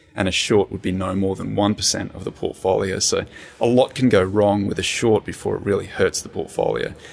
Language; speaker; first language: English; native; English